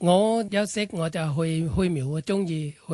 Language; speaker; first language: Cantonese; non-native, learner; Thai